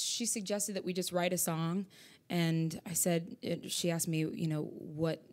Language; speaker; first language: English; native; English